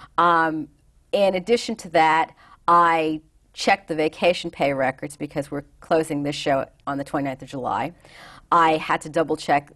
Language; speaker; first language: English; native; English